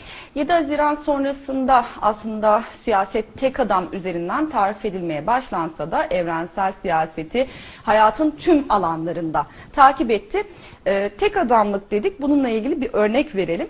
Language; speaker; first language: Turkish; native; Turkish